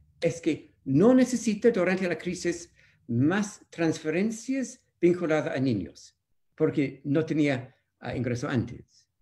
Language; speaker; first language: Spanish; non-native, fluent; English